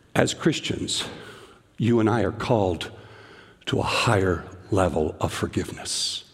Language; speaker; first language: English; native; English